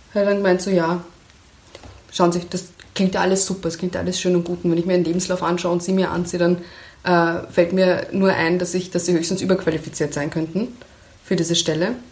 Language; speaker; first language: German; early bilingual, other home language; Persian